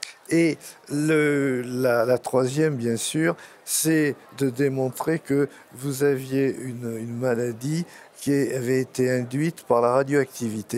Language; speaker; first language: French; native; French